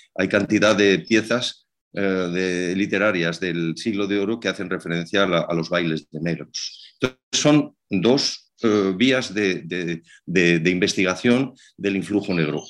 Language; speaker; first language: Spanish; native; Spanish